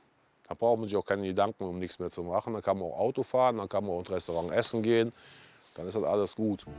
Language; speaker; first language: German; native; German